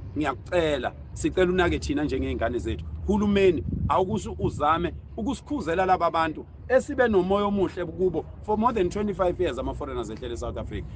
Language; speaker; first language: Zulu; native; Zulu